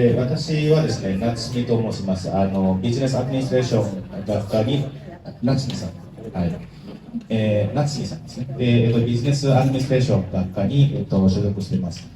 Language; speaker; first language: Japanese; non-native, learner; Indonesian